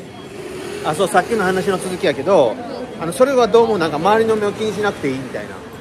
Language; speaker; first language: Japanese; native; Japanese